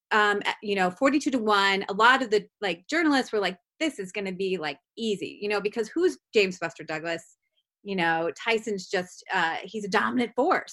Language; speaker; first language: English; native; English